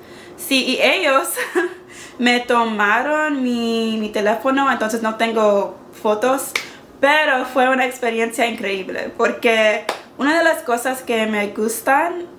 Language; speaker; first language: Spanish; non-native, learner; English